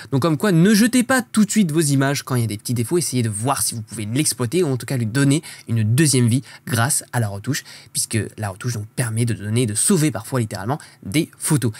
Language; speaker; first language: French; native; French